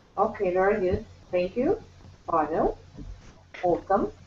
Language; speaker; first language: English; non-native, fluent; Russian